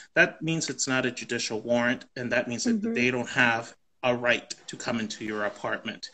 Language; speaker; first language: English; native; English